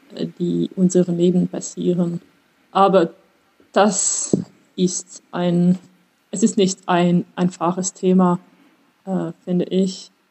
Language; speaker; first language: German; non-native, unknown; French